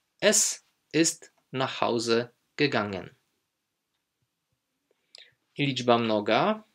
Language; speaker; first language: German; non-native, fluent; Polish